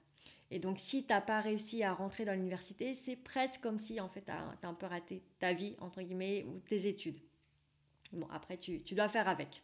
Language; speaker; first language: French; non-native, fluent; Vietnamese